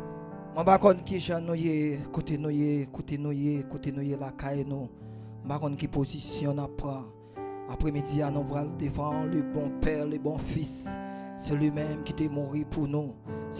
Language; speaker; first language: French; non-native, local second language; Haitian Creole